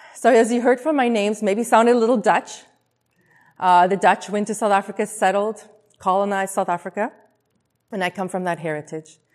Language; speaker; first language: English; non-native, local second language; Afrikaans